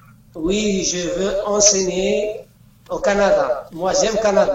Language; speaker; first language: French; non-native, learner; Arabic